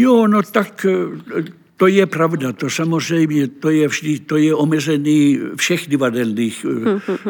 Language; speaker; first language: Czech; non-native, fluent; Finnish